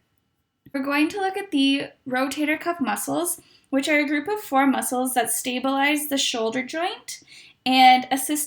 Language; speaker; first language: English; native; English